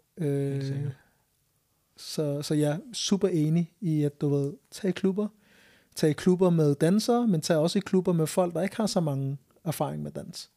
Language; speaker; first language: Danish; early bilingual, other home language; Thai